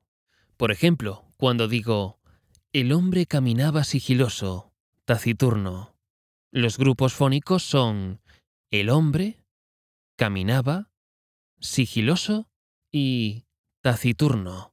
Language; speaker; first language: Spanish; native; Spanish